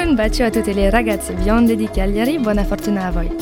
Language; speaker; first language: Italian; non-native, learner; French